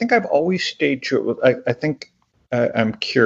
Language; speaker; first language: English; native; English